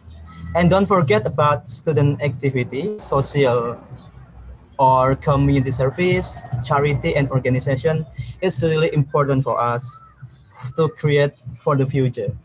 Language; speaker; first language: English; non-native, learner; Indonesian